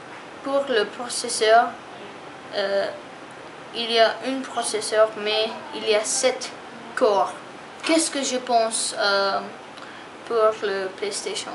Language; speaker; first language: French; non-native, learner; English